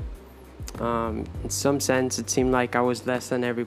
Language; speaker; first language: English; early bilingual, other home language; Spanish